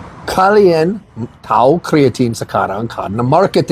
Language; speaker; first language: Indonesian; non-native, learner; English